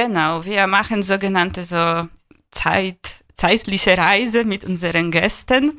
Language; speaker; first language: German; non-native, fluent; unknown